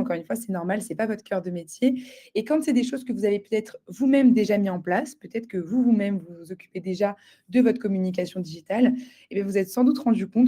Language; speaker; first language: French; native; French